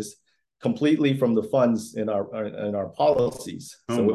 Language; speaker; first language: English; early bilingual, other home language; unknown